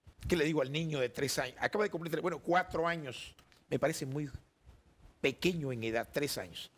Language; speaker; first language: Spanish; native; Spanish